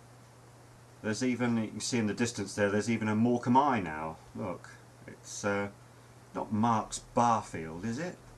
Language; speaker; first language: English; native; English